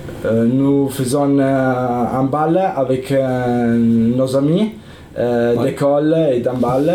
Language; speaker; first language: French; non-native, learner; Italian